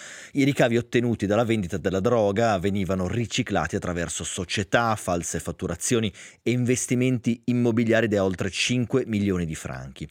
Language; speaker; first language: Italian; native; Italian